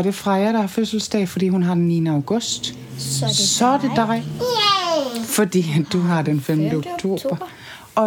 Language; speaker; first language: Danish; native; Danish